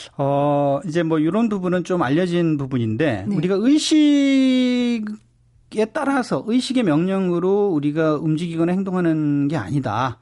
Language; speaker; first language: Korean; native; Korean